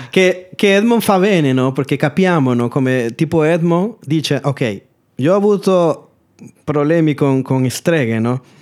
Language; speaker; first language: Italian; non-native, fluent; Spanish